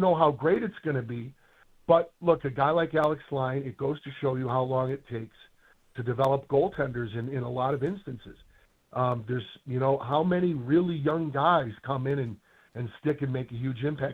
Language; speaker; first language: English; native; English